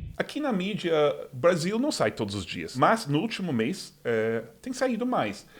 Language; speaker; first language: Portuguese; non-native, fluent; English